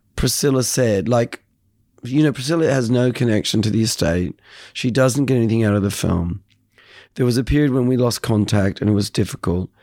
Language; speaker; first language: English; native; English